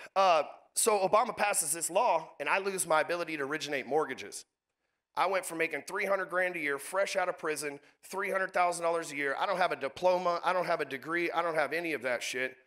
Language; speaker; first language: English; native; English